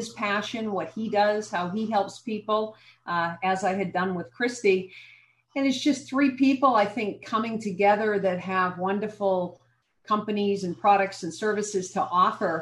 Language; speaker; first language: English; native; English